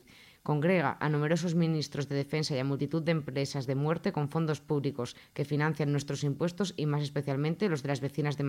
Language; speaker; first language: Spanish; native; Spanish